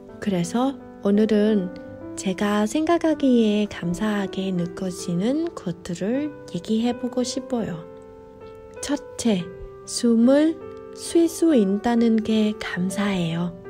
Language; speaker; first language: Korean; non-native, fluent; Vietnamese